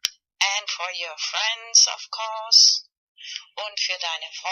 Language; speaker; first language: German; non-native, learner; Spanish